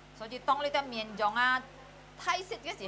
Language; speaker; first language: Chinese; early bilingual, heritage; Hakka Chinese